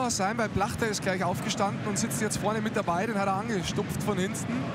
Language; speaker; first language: German; native; German